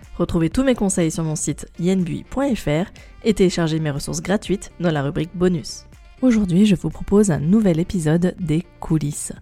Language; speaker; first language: French; native; French